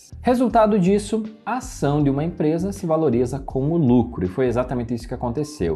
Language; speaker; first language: Portuguese; native; Portuguese